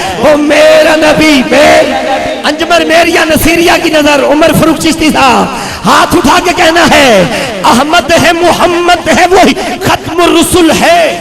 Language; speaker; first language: Urdu; non-native, local second language; Punjabi